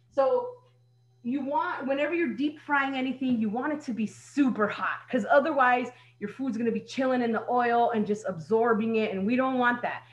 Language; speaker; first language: English; native; English